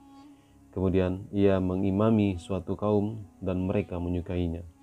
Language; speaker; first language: Indonesian; native; Indonesian